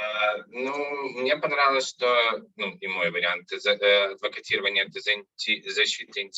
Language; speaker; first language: Russian; native; Russian